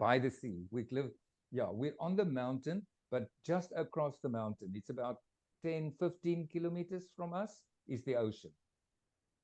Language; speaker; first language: English; non-native, fluent; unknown